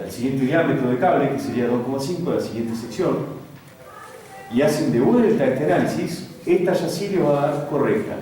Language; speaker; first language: Spanish; native; Spanish